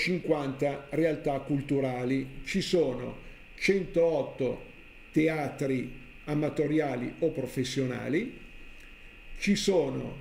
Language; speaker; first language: Italian; native; Italian